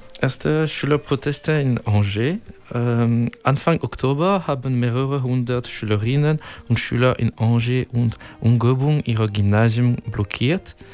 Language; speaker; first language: German; non-native, learner; French